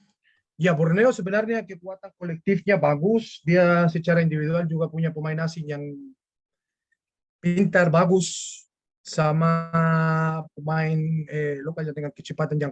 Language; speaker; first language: Indonesian; non-native, fluent; Spanish